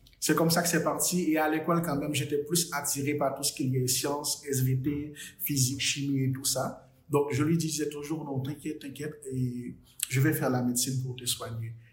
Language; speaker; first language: French; non-native, local second language; Haitian Creole